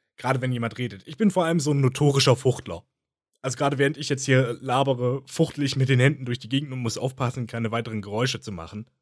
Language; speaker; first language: German; native; German